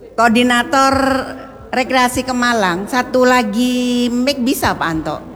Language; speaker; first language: Indonesian; non-native, local second language; Madurese